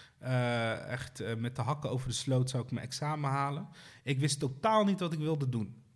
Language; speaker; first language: Dutch; early bilingual, other home language; Arabic